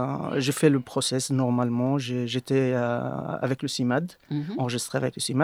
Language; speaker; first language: French; non-native, learner; Arabic